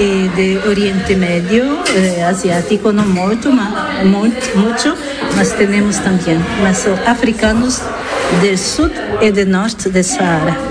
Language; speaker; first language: Spanish; non-native, learner; Italian